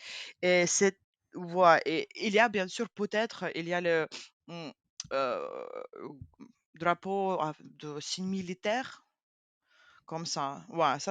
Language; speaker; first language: French; non-native, fluent; Ukrainian